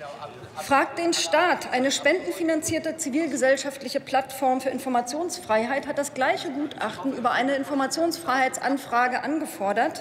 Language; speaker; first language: German; native; German